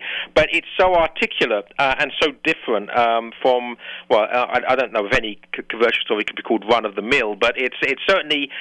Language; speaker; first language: English; native; English